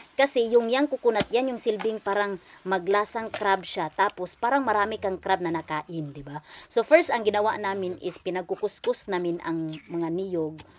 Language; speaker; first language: Filipino; non-native, local second language; Cebuano